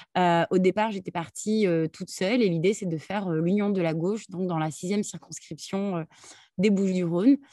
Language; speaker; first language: French; early bilingual, other home language; Arabic